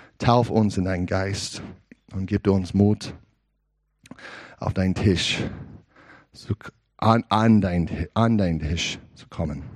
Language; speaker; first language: German; non-native, learner; English